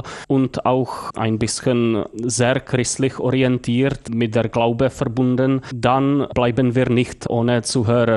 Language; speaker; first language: German; non-native, fluent; Czech